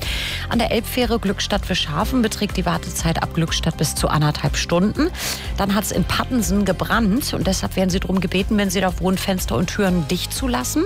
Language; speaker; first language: German; native; German